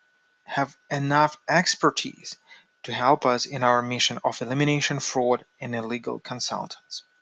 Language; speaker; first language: English; non-native, fluent; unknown